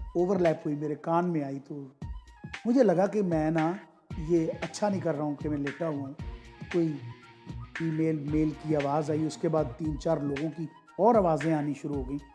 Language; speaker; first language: Urdu; non-native, local second language; Punjabi